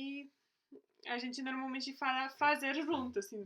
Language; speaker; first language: Portuguese; non-native, fluent; Polish